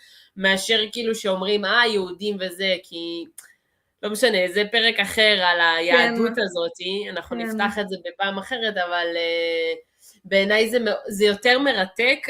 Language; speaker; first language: Hebrew; early bilingual, other home language; Russian